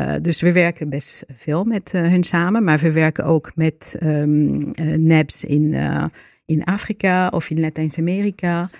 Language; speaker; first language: Dutch; non-native, fluent; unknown